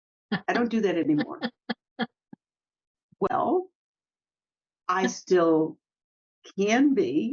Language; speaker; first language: English; native; English